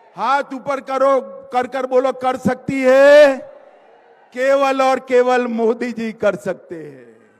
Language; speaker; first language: Hindi; non-native, local second language; Gujarati